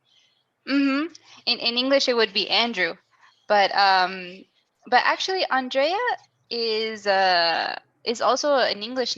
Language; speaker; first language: English; non-native, fluent; Spanish